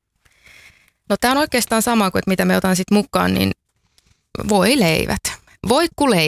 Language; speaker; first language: Finnish; native; Finnish